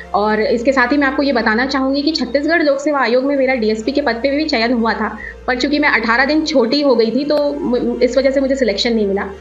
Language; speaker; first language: Hindi; native; Hindi